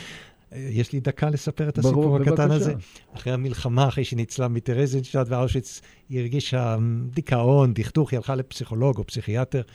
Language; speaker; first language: Hebrew; native; Hebrew